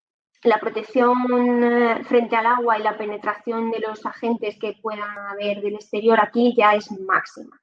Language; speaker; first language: Spanish; native; Spanish